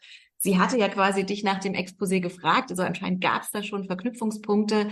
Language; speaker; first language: German; native; German